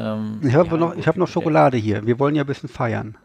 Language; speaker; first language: German; native; German